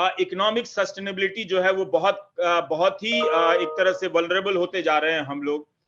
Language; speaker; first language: Hindi; native; Hindi